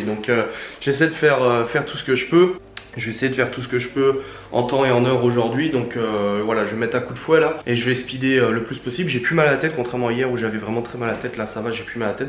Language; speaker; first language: French; native; French